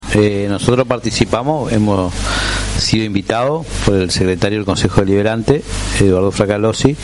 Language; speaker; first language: Spanish; native; Spanish